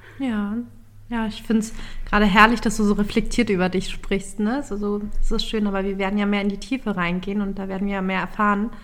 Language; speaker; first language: German; early bilingual, other home language; Turkish